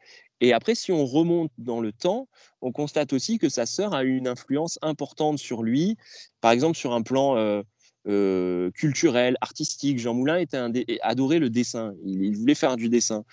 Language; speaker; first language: French; native; French